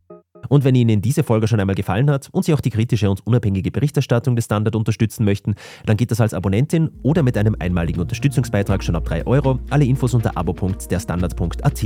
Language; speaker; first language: German; native; German